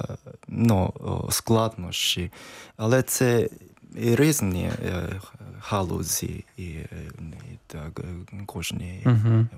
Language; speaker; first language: Ukrainian; non-native, learner; Japanese